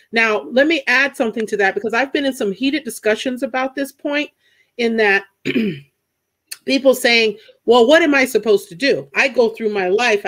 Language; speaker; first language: English; native; English